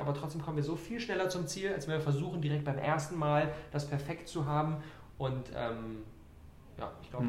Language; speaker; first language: German; native; German